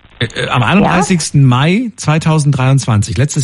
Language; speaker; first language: German; native; German